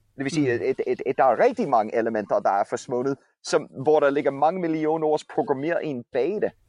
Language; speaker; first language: Danish; non-native, fluent; English